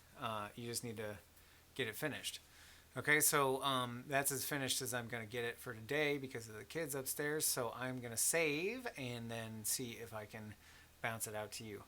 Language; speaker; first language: English; native; English